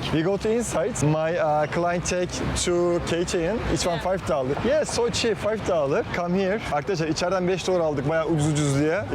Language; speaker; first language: English; non-native, learner; Turkish